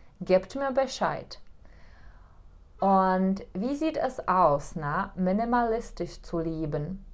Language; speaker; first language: German; non-native, fluent; Czech